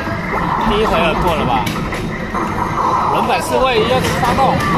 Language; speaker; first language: Chinese; native; Chinese